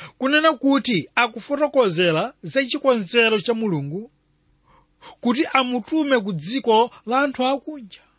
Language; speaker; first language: Nyanja; non-native, local second language; Tumbuka